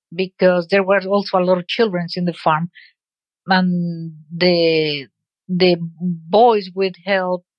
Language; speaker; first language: English; non-native, fluent; Spanish